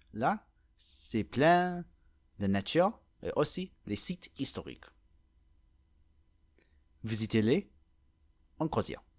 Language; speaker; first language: French; non-native, learner; English